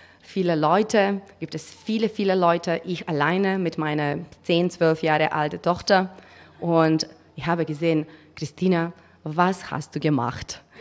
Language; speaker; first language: German; non-native, learner; Macedonian